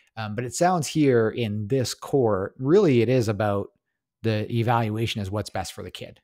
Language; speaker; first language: English; native; English